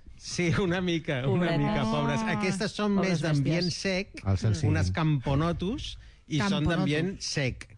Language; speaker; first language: Catalan; non-native, local second language; Spanish